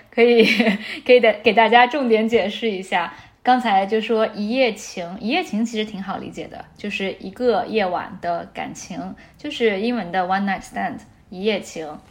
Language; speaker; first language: Chinese; native; Chinese